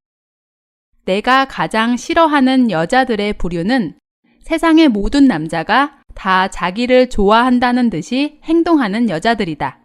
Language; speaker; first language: Korean; native; Korean